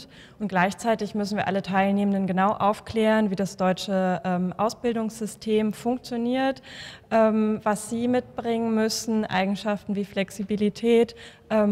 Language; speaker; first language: German; native; German